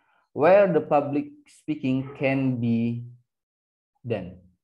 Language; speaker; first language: English; non-native, fluent; Indonesian